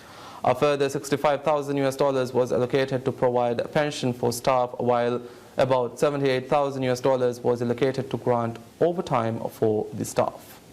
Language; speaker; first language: English; non-native, local second language; Divehi